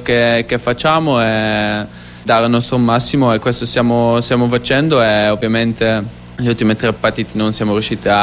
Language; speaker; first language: Italian; non-native, fluent; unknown